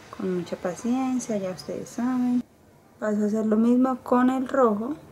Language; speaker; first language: Spanish; native; Spanish